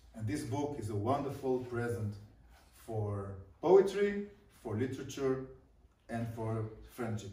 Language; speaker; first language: English; non-native, fluent; Hebrew